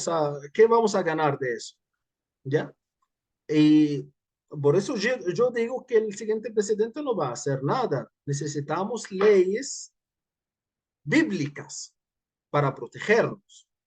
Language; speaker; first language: Spanish; non-native, fluent; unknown